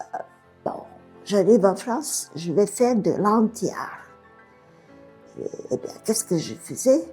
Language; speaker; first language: French; non-native, fluent; Bulgarian